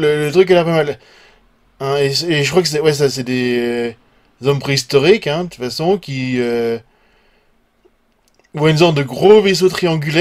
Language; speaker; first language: French; native; French